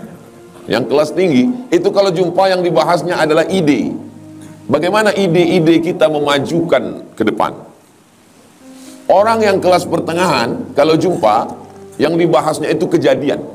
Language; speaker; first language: Malay; native; Malay